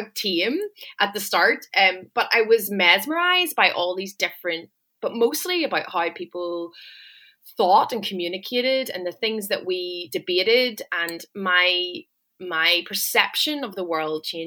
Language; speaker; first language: English; native; English